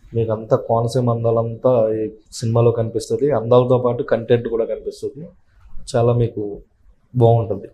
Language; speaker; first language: Telugu; native; Telugu